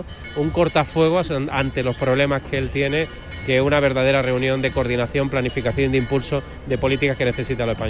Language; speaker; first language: Spanish; native; Spanish